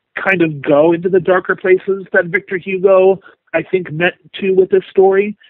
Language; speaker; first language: English; native; English